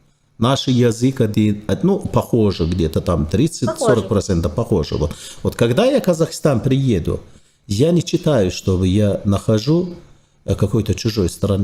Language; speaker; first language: Russian; non-native, fluent; Turkish